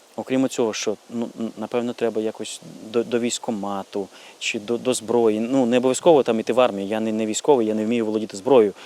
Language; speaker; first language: Ukrainian; native; Ukrainian